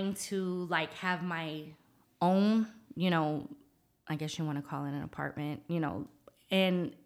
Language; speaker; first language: English; native; English